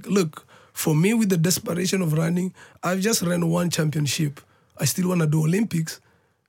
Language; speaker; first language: English; non-native, local second language; Northern Sotho